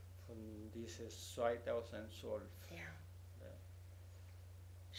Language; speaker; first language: German; non-native, learner; Spanish